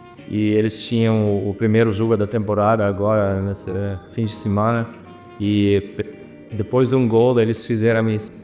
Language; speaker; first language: Portuguese; non-native, fluent; German